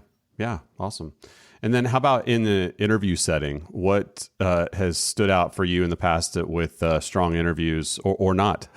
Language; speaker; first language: English; native; English